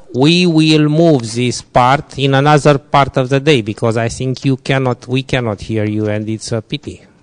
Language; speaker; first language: English; non-native, fluent; Romanian